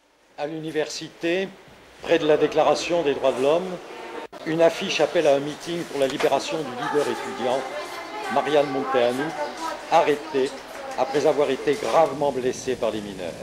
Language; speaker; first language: French; native; French